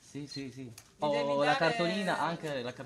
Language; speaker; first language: Italian; non-native, learner; Polish